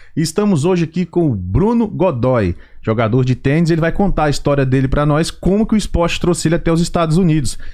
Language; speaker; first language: Portuguese; native; Portuguese